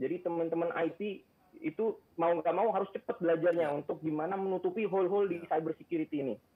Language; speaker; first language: Indonesian; native; Indonesian